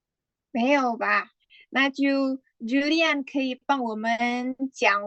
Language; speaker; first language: Chinese; non-native, fluent; Indonesian